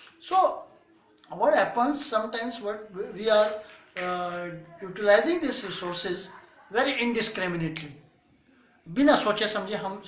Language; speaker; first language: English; non-native, local second language; Hindi